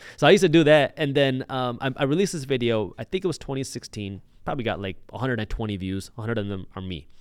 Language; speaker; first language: English; early bilingual, other home language; Punjabi